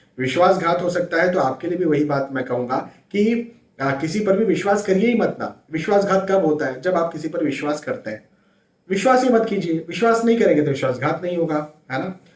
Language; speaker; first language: Hindi; native; Hindi